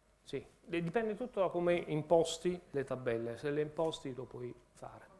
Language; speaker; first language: Italian; native; Italian